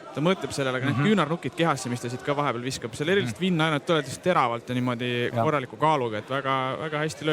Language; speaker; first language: Estonian; native; Estonian